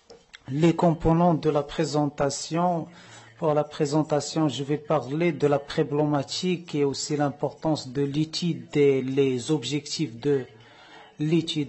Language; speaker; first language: French; non-native, learner; Arabic